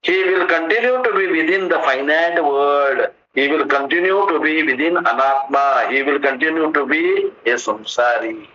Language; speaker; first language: English; non-native, local second language; Kannada